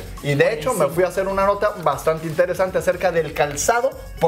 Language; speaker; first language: Spanish; native; Spanish